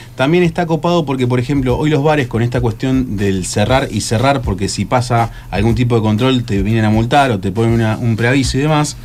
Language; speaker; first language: Spanish; native; Spanish